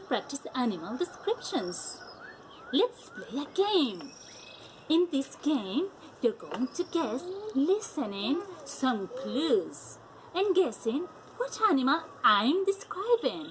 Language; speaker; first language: English; non-native, fluent; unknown